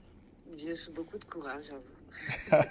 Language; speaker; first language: French; non-native, local second language; Sango